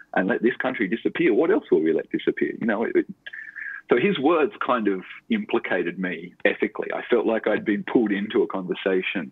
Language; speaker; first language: English; native; English